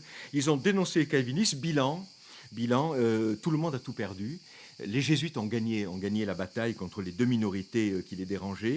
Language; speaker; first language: French; native; French